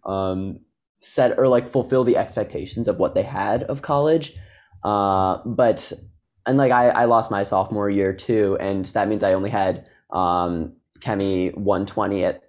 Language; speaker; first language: English; native; English